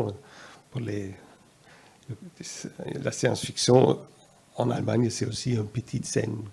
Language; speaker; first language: French; non-native, fluent; German